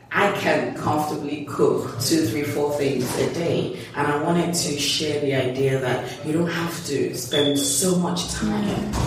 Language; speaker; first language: English; non-native, local second language; Yoruba